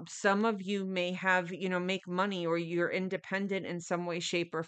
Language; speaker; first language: English; native; English